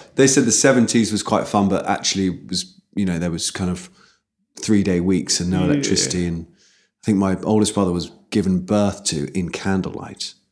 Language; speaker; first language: English; native; English